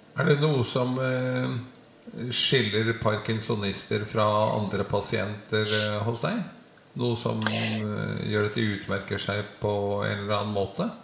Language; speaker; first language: Norwegian; native; Norwegian